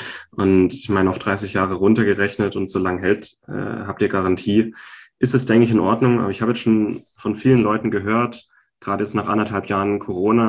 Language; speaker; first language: German; native; German